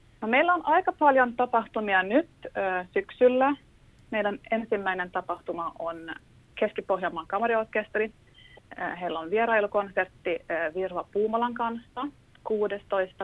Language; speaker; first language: Finnish; non-native, local second language; Swedish